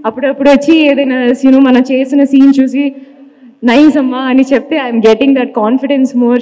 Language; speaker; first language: Telugu; non-native, learner; Malayalam